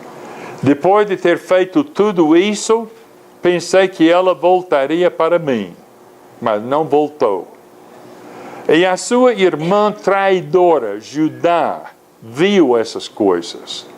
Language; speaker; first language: Portuguese; non-native, fluent; English